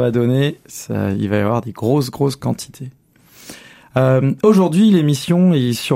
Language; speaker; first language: French; native; French